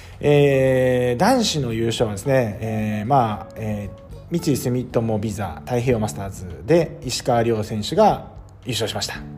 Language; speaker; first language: Japanese; native; Japanese